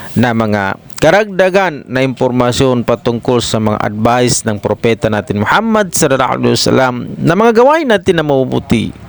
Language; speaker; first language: Filipino; non-native, local second language; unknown